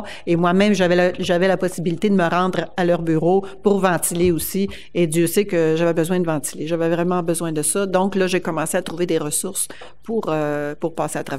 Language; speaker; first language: French; native; French